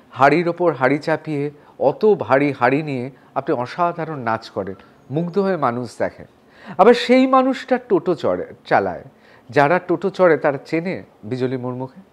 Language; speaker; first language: Bangla; native; Bangla